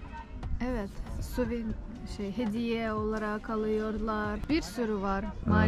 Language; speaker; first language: Turkish; non-native, learner; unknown